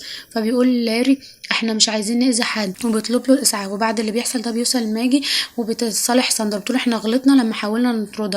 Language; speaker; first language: Arabic; native; Arabic